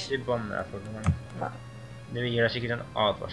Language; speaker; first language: Norwegian; native; Norwegian